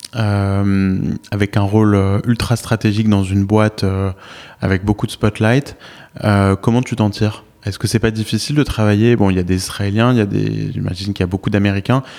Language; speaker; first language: French; native; French